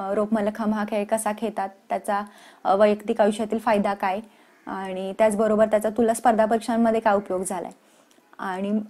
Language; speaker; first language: Marathi; native; Marathi